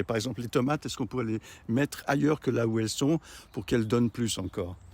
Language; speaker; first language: French; native; French